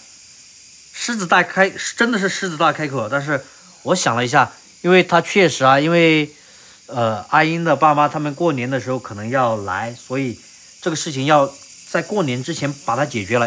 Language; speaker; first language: Chinese; native; Chinese